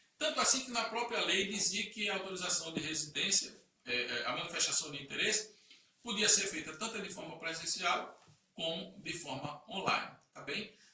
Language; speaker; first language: Portuguese; native; Portuguese